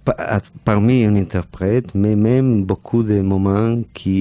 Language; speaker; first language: French; non-native, fluent; Catalan